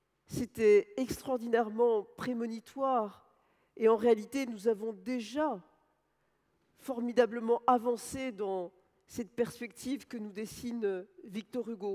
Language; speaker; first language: French; native; French